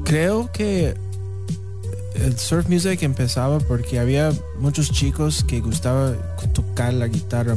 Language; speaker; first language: Spanish; non-native, learner; English